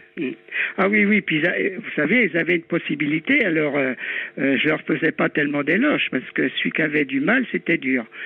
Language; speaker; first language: French; native; French